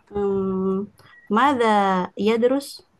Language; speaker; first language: Arabic; non-native, learner; Indonesian